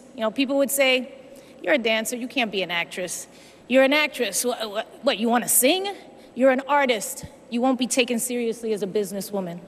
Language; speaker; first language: English; early bilingual, other home language; Spanish